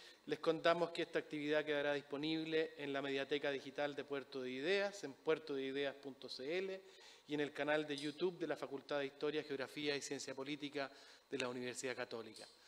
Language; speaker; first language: Spanish; native; Spanish